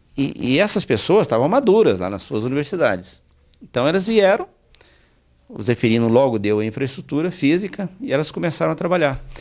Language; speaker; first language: Portuguese; native; Portuguese